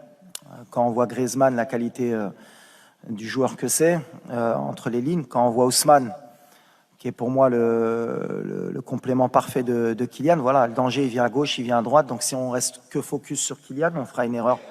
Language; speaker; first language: French; native; French